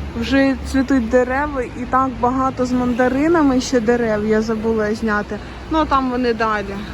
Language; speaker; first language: Ukrainian; non-native, local second language; Russian